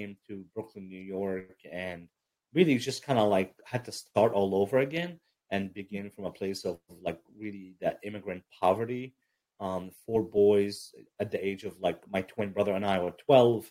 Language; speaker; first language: English; early bilingual, other home language; Arabic